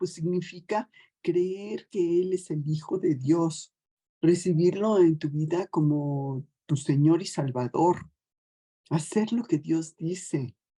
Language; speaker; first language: Spanish; native; Spanish